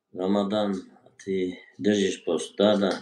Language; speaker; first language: Russian; non-native, learner; Turkish